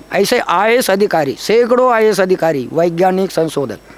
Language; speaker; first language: Hindi; non-native, local second language; Gondi